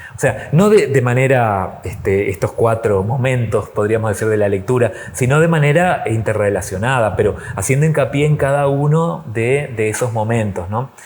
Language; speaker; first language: Spanish; native; Spanish